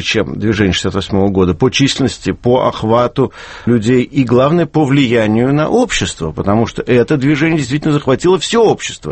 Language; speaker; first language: Russian; native; Russian